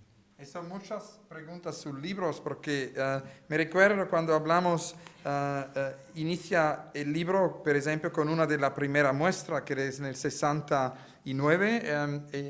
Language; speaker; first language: Spanish; non-native, learner; Italian